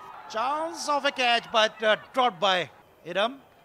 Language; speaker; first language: English; non-native, local second language; Urdu